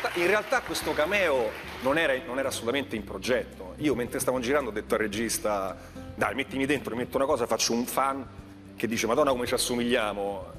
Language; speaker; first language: Italian; native; Italian